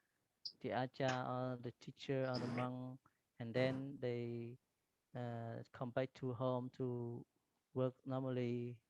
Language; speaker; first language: English; non-native, learner; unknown